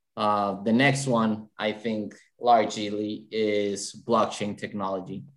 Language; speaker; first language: English; non-native, fluent; Spanish